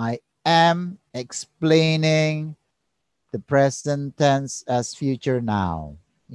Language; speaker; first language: English; non-native, learner; Indonesian